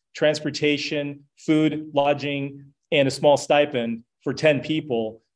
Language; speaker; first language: English; native; English